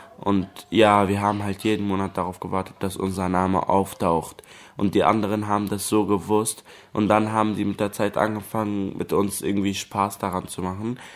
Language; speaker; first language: German; early bilingual, other home language; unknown